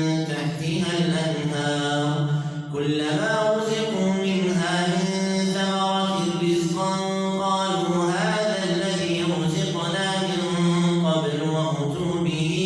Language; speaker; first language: Arabic; native; Arabic